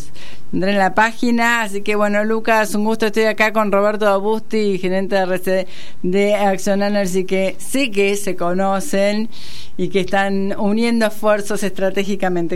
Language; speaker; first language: Spanish; native; Spanish